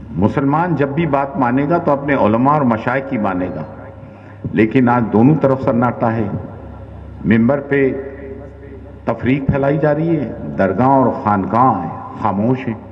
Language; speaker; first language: Urdu; native; Urdu